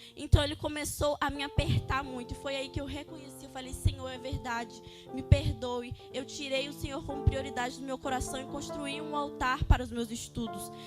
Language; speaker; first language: Portuguese; native; Portuguese